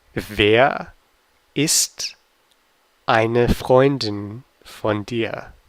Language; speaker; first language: German; non-native, fluent; English